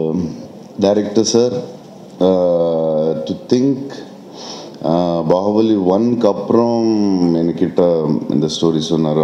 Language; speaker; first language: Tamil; non-native, local second language; Telugu